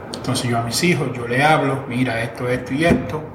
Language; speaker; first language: English; non-native, fluent; Spanish